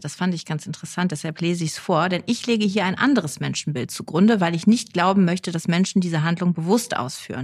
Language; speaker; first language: German; native; German